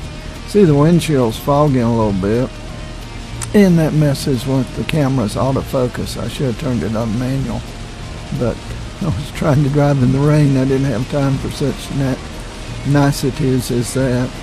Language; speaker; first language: English; native; English